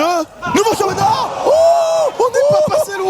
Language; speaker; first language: French; native; French